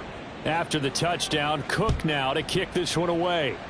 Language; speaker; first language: English; native; English